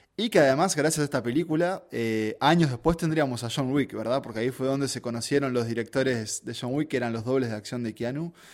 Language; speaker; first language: Spanish; native; Spanish